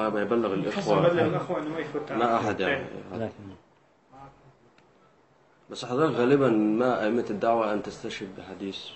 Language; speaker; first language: Arabic; native; Arabic